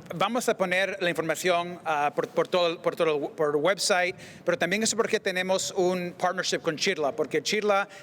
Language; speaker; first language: Spanish; early bilingual, other home language; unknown